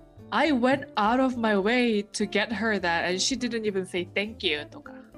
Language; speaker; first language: English; native; English